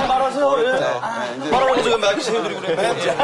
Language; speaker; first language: Korean; native; Korean